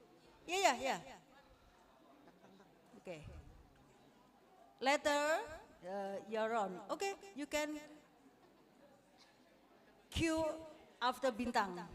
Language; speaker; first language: English; non-native, fluent; Indonesian